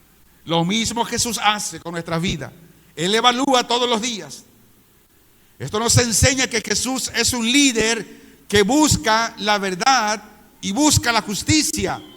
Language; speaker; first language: Spanish; native; Spanish